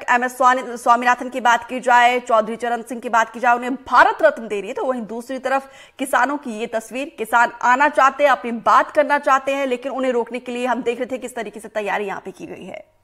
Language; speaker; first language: Hindi; native; Hindi